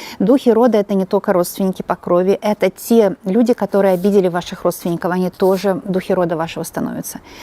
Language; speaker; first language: Russian; native; Russian